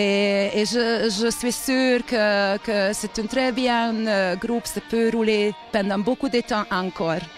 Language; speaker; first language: French; non-native, learner; Hungarian